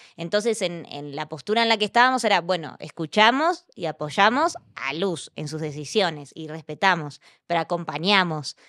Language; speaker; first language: Spanish; native; Spanish